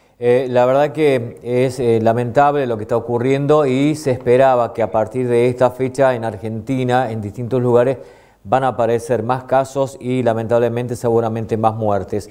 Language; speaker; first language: Spanish; native; Spanish